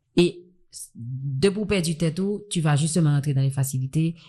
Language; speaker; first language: French; non-native, local second language; Haitian Creole